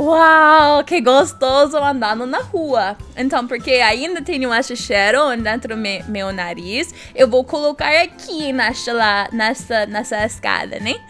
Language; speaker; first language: Portuguese; non-native, learner; English